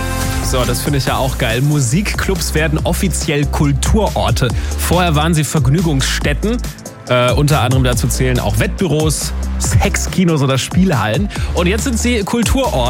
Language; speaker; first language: German; native; German